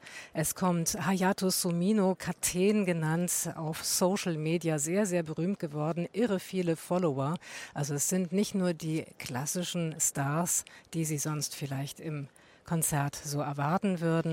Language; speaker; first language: German; native; German